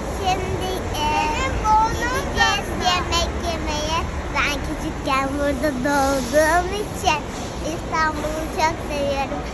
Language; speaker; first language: Turkish; early bilingual, heritage; Turkish